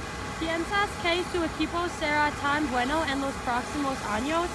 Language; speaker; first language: Spanish; non-native, learner; English